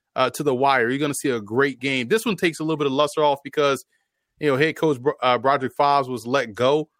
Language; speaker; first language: English; native; English